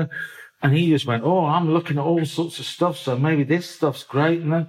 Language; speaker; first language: English; native; English